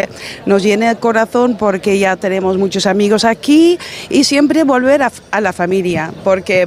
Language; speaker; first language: Spanish; non-native, fluent; Dutch